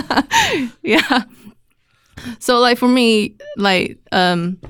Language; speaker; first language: English; non-native, fluent; Chinese